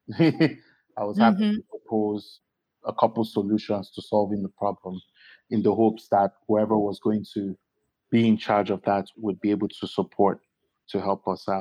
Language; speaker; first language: English; non-native, local second language; Yoruba